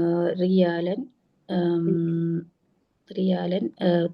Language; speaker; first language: Arabic; non-native, learner; Malayalam